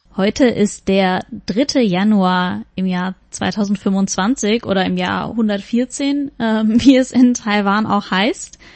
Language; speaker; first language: German; native; German